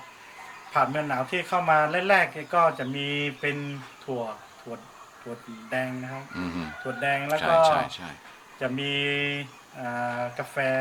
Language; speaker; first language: Thai; non-native, local second language; Hmong